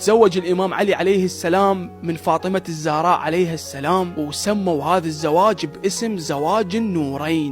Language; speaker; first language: Arabic; native; Arabic